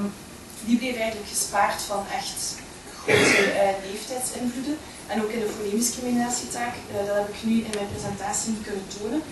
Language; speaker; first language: Dutch; native; Dutch